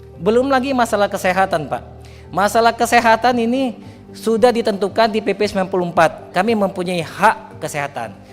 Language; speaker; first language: Indonesian; native; Indonesian